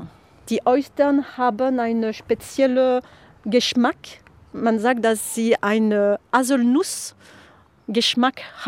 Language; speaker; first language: German; non-native, fluent; French